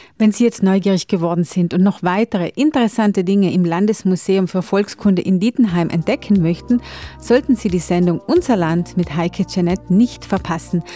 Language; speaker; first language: German; native; German